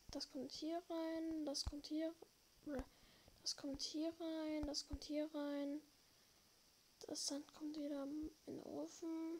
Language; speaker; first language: German; native; German